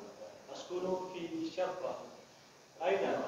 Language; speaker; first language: Arabic; non-native, learner; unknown